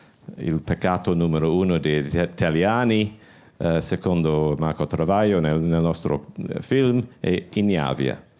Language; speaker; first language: Italian; non-native, learner; English